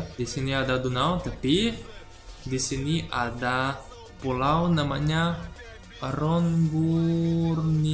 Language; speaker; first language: Indonesian; non-native, learner; Russian